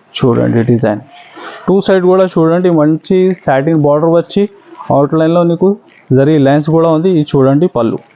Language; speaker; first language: Telugu; non-native, local second language; Urdu